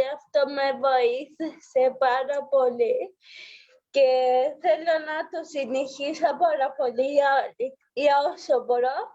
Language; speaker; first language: Greek; non-native, fluent; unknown